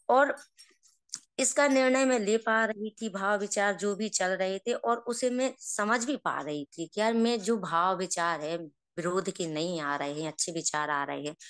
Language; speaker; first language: Hindi; native; Hindi